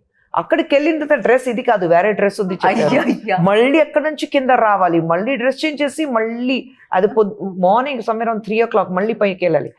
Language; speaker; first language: Telugu; non-native, local second language; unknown